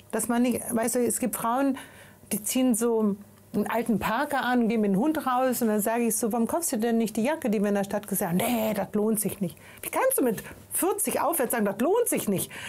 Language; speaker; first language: German; non-native, fluent; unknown